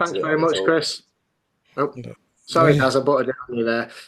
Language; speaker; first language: English; native; English